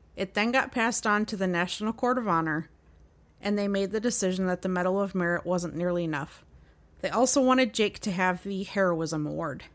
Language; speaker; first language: English; native; English